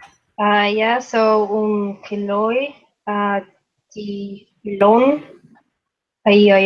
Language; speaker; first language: Albanian; non-native, learner; Bulgarian